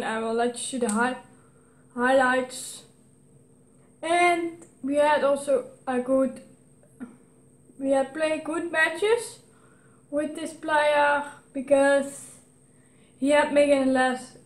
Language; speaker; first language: English; non-native, learner; Dutch